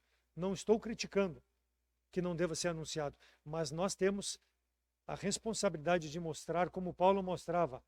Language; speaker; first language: Portuguese; native; Portuguese